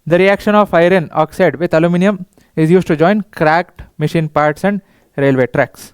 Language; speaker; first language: English; non-native, local second language; Kannada